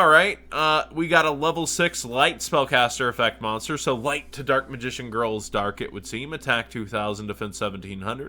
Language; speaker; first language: English; native; English